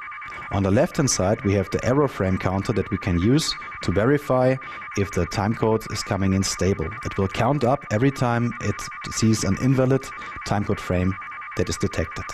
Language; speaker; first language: English; non-native, fluent; German